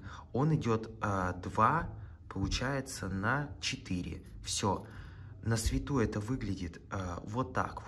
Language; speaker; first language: Russian; native; Russian